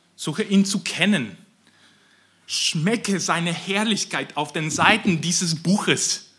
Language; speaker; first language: German; non-native, fluent; Spanish